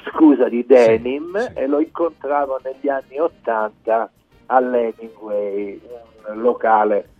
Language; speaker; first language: Italian; non-native, local second language; Sicilian